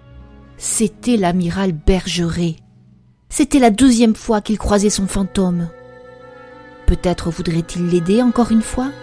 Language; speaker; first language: French; native; French